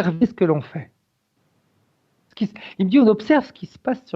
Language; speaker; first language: French; native; French